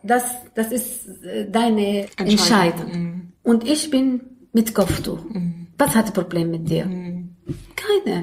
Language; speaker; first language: German; non-native, learner; Arabic